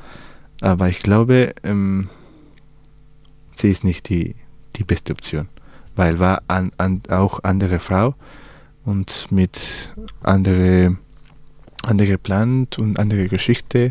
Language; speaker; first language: German; non-native, learner; Spanish